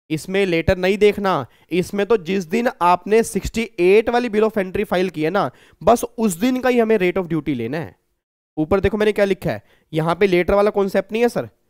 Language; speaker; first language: Hindi; native; Hindi